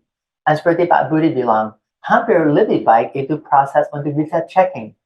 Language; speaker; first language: Indonesian; non-native, fluent; English